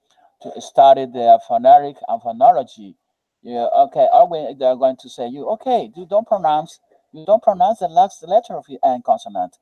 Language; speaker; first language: English; non-native, learner; Spanish